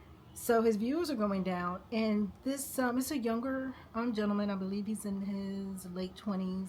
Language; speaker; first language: English; native; English